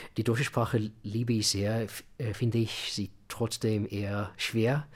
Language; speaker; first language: German; non-native, fluent; Russian